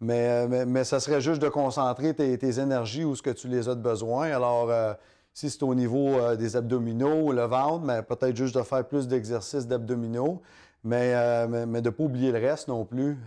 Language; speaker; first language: French; native; French